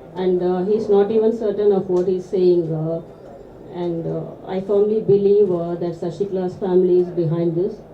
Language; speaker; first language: English; non-native, local second language; Tamil